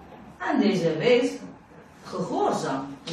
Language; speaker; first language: Dutch; non-native, learner; Indonesian